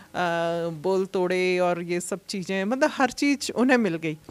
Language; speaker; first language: Hindi; native; Hindi